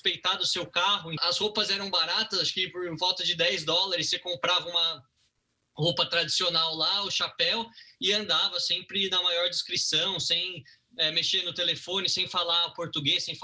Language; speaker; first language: Portuguese; native; Portuguese